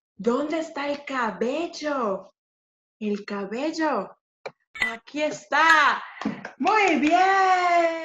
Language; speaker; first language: Spanish; non-native, fluent; English